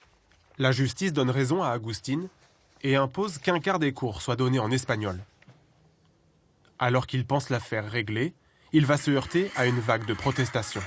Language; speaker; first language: French; native; French